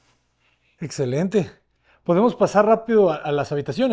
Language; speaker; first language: Spanish; native; Spanish